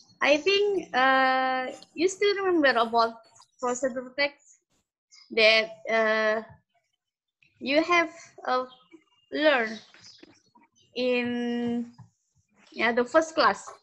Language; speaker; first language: English; non-native, learner; Indonesian